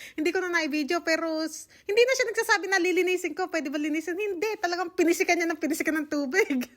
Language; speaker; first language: Filipino; native; Filipino